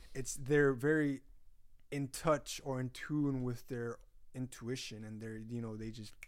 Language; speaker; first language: English; early bilingual, other home language; Spanish